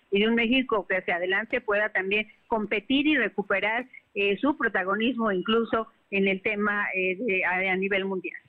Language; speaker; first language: Spanish; native; Spanish